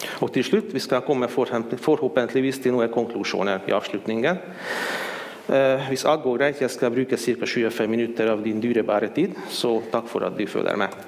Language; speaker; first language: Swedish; non-native, fluent; Hungarian